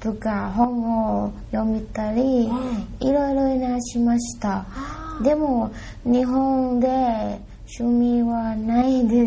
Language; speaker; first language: Japanese; non-native, learner; Thai